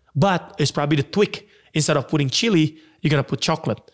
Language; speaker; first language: English; non-native, fluent; Indonesian